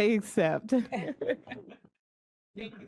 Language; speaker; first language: English; native; English